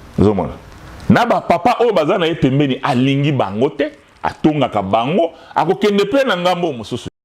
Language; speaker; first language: Lingala; native; Lingala